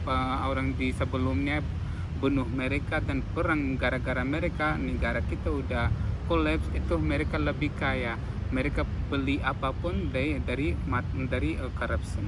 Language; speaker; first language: Indonesian; non-native, fluent; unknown